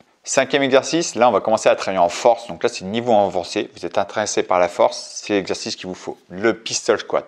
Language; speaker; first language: French; native; French